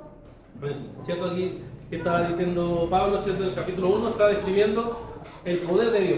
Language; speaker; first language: Spanish; native; Spanish